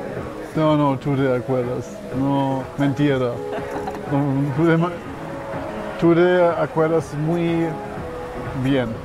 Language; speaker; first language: Spanish; non-native, learner; English